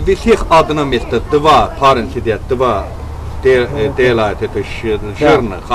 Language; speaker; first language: Russian; non-native, learner; Azerbaijani